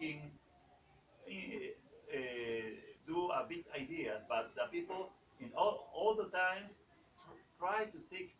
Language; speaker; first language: English; non-native, learner; Spanish